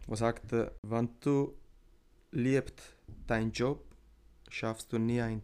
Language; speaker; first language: German; non-native, learner; Italian